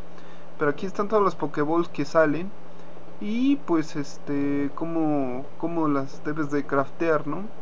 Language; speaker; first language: Spanish; native; Spanish